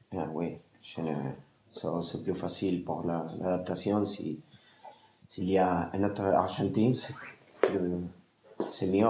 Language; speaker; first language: French; non-native, learner; Spanish